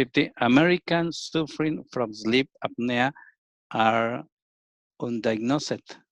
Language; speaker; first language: English; non-native, learner; Spanish